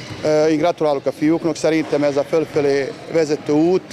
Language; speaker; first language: Hungarian; non-native, learner; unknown